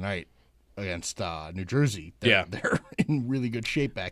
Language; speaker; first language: English; native; English